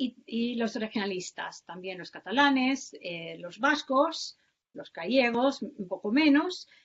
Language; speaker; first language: Spanish; non-native, fluent; English